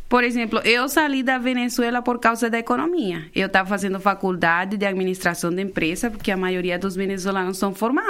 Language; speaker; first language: Portuguese; non-native, fluent; Spanish